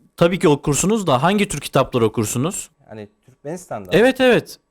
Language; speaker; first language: Turkish; non-native, fluent; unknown